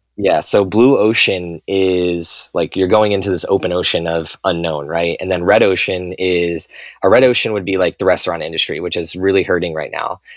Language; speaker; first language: English; native; English